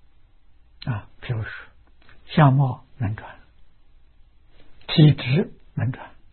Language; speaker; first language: Chinese; native; Chinese